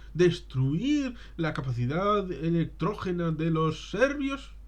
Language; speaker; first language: Spanish; native; Spanish